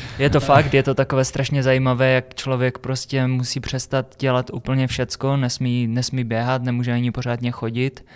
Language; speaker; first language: Czech; native; Czech